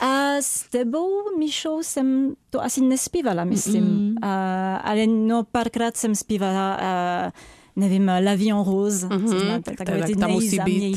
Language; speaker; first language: Czech; non-native, fluent; French